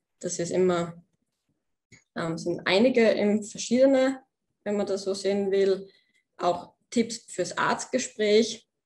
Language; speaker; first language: German; native; German